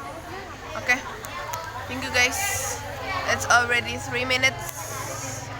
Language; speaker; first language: English; non-native, learner; Indonesian